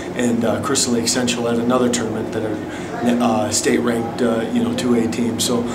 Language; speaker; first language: English; native; English